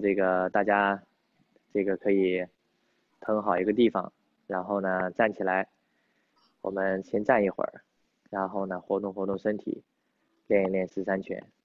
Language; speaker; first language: Chinese; native; Chinese